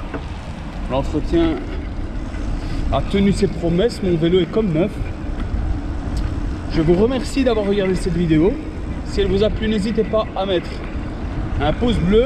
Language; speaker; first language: French; native; French